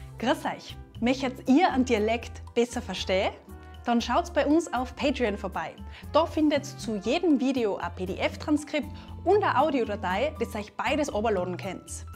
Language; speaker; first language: German; native; German